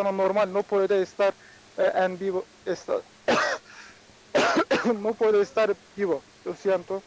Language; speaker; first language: Spanish; non-native, fluent; Turkish